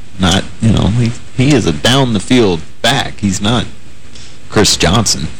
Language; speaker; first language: English; native; English